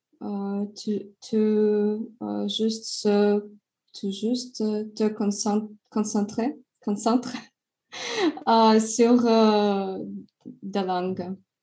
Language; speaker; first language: French; non-native, learner; Russian